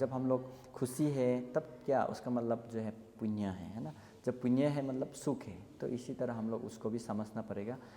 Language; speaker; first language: Hindi; non-native, local second language; Assamese